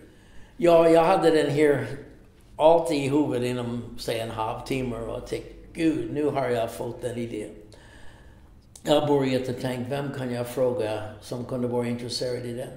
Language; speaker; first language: Swedish; non-native, fluent; English